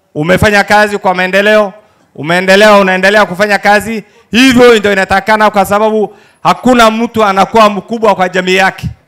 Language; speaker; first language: Swahili; non-native, local second language; Somali